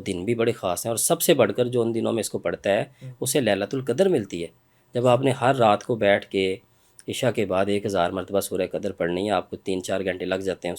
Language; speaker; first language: Urdu; native; Urdu